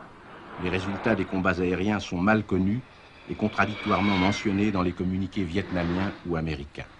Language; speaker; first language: French; native; French